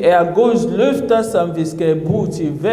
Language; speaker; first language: Danish; non-native, fluent; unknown